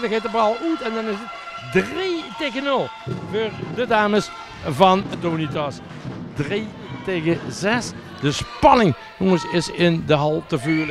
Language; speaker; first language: Dutch; native; Dutch